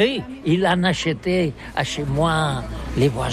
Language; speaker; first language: French; non-native, learner; Catalan